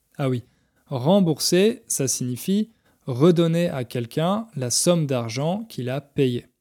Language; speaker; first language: French; native; French